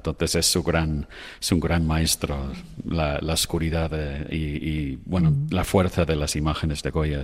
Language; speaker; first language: Spanish; non-native, fluent; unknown